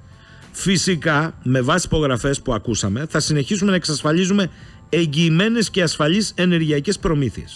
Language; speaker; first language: Greek; native; Greek